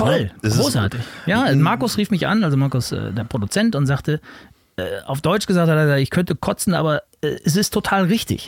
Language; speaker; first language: German; native; German